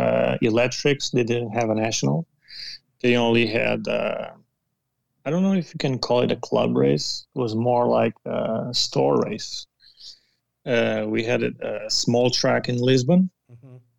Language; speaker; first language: English; non-native, fluent; Portuguese